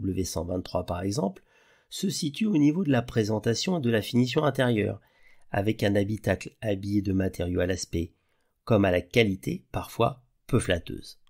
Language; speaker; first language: French; native; French